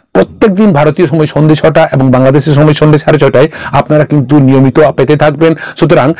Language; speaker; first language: Bangla; non-native, local second language; Kok Borok